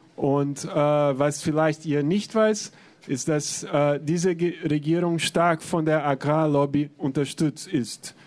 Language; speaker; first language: German; non-native, fluent; Portuguese